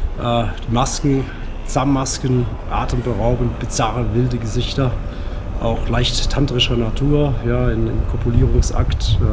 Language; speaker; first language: German; native; German